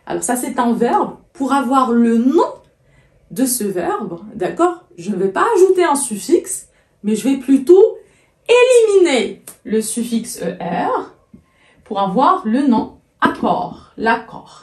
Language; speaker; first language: French; non-native, local second language; Arabic